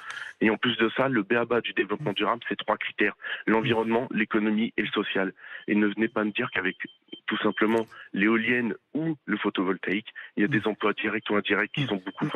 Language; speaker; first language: French; native; French